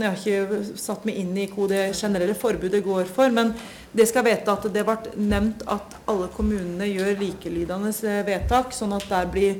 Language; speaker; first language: Norwegian; native; Norwegian